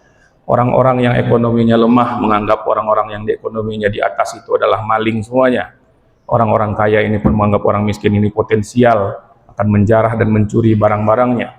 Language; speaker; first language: Indonesian; native; Indonesian